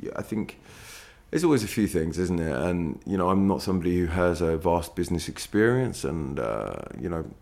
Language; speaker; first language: English; native; English